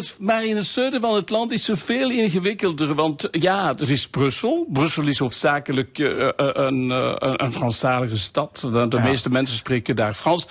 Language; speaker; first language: Dutch; non-native, local second language; French